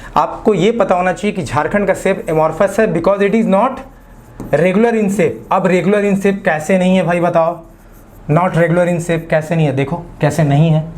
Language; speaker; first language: Hindi; native; Hindi